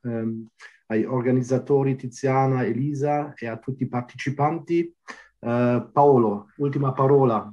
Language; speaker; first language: Italian; non-native, fluent; German